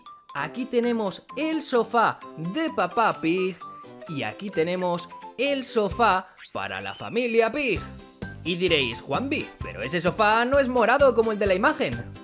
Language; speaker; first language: Spanish; native; Spanish